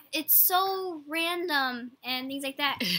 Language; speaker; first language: English; native; English